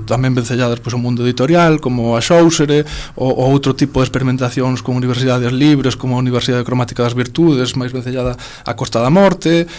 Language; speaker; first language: Galician; non-native, local second language; Spanish